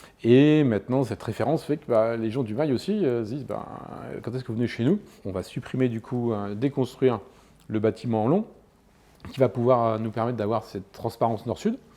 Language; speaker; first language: French; native; French